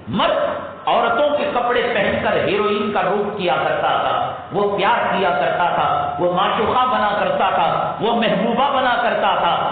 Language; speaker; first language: Urdu; native; Urdu